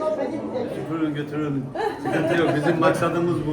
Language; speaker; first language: Turkish; native; Turkish